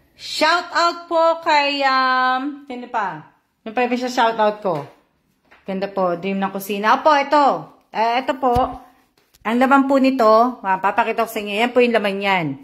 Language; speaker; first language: Filipino; native; Filipino